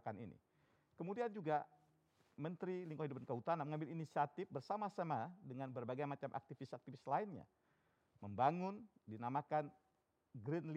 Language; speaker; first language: Indonesian; native; Indonesian